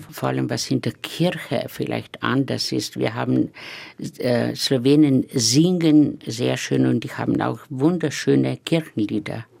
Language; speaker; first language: German; non-native, fluent; Slovenian